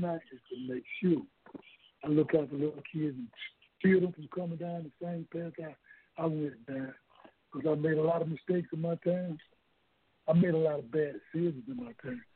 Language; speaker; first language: English; native; English